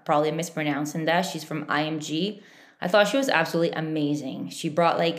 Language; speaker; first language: English; non-native, fluent; Spanish